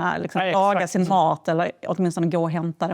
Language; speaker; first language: Swedish; native; Swedish